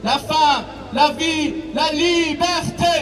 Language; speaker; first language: French; non-native, fluent; Persian